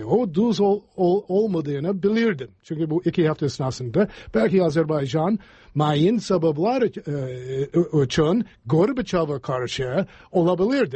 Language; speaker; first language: Turkish; non-native, fluent; English